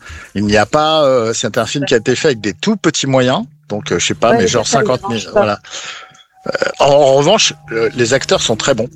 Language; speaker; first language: French; native; French